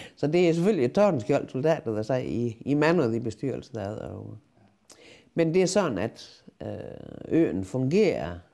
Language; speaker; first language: Danish; native; Danish